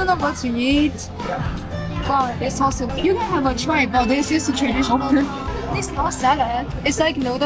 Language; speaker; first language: English; non-native, learner; Chinese